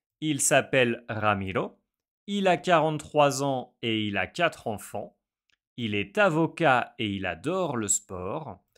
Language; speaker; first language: French; native; French